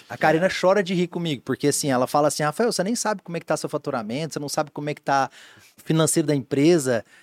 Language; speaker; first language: Portuguese; native; Portuguese